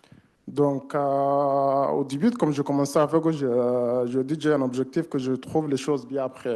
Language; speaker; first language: French; non-native, learner; Arabic